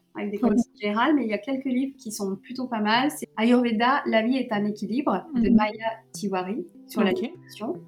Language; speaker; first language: French; early bilingual, other home language; Sinhala